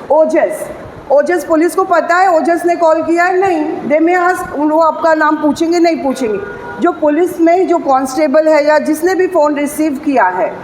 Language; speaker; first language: Hindi; non-native, local second language; Marathi